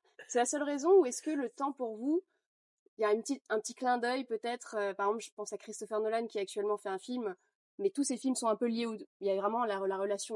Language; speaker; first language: French; native; French